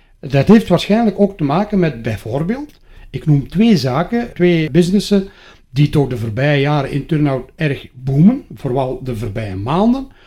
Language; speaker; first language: Dutch; native; Dutch